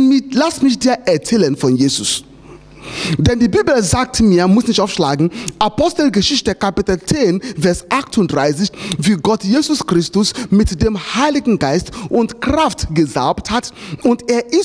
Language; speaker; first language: German; non-native, fluent; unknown